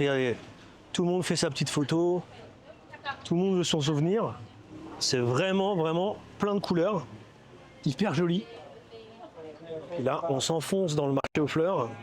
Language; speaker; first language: French; native; French